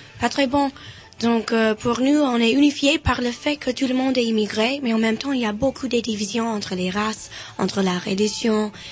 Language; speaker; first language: French; non-native, fluent; English